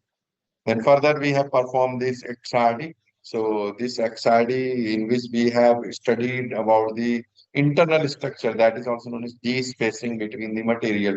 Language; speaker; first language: English; non-native, local second language; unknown